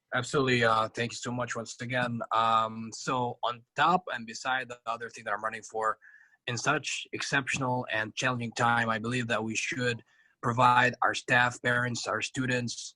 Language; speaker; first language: English; non-native, fluent; Arabic